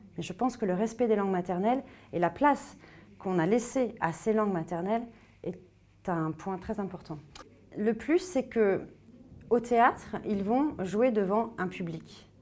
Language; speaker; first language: French; native; French